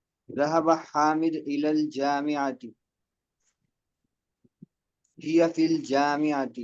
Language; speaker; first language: Arabic; non-native, learner; Urdu